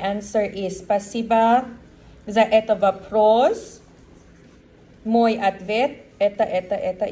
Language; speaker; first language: Russian; non-native, learner; Tajik